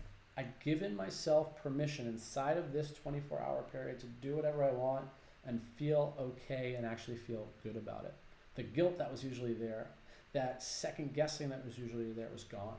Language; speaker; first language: English; native; English